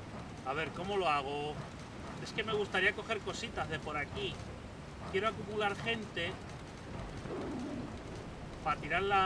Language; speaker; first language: Spanish; native; Spanish